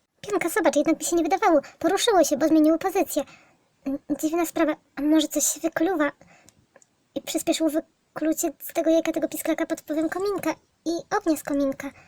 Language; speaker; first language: Polish; native; Polish